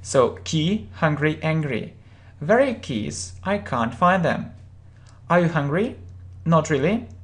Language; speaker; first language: English; non-native, fluent; Russian